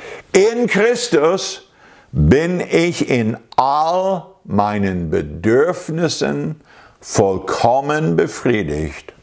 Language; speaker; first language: German; non-native, fluent; English